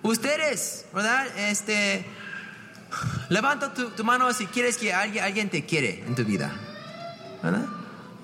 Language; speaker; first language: Spanish; non-native, fluent; English